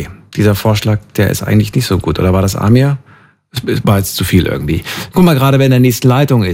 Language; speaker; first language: German; native; German